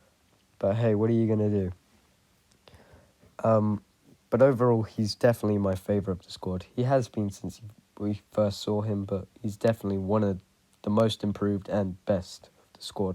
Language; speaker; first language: English; native; English